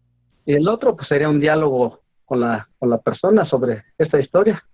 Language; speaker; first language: Spanish; native; Spanish